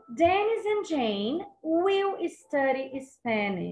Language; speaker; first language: English; non-native, fluent; Portuguese